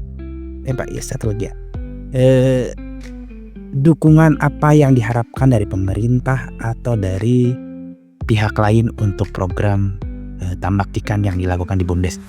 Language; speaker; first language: Indonesian; non-native, local second language; Sundanese